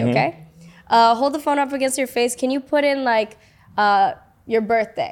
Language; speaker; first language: English; native; English